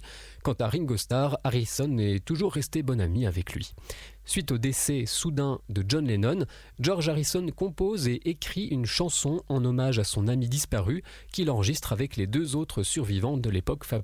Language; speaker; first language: French; native; French